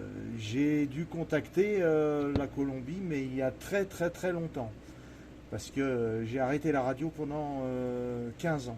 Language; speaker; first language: French; native; French